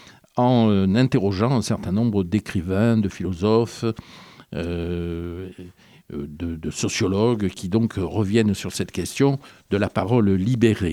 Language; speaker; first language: French; native; French